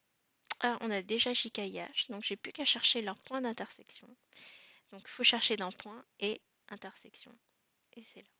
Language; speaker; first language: French; native; French